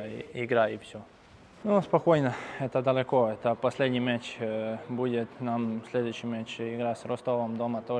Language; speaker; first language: Russian; non-native, learner; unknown